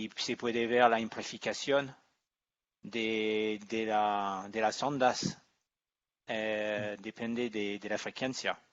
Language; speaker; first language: Spanish; non-native, learner; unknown